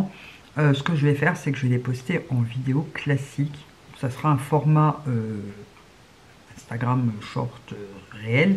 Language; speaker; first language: French; native; French